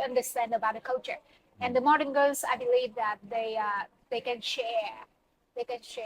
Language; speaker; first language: English; non-native, learner; Vietnamese